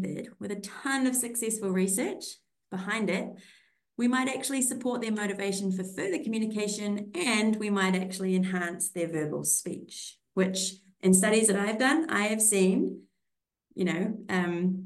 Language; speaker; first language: English; native; English